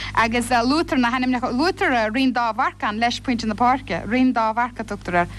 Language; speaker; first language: Irish; native; Irish